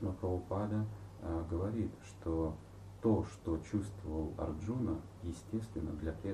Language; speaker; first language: Russian; native; Russian